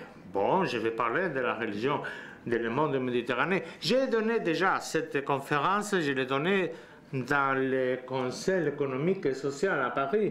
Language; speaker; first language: French; non-native, learner; Spanish